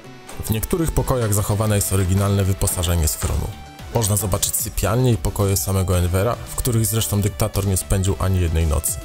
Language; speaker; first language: Polish; native; Polish